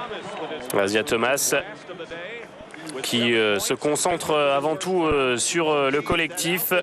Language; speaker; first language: French; native; French